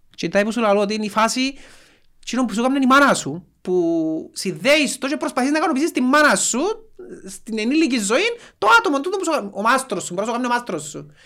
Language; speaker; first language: Greek; native; Greek